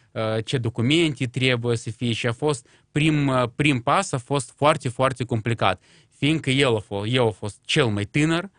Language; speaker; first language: Romanian; non-native, local second language; Russian